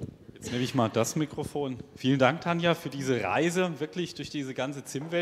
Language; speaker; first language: German; native; German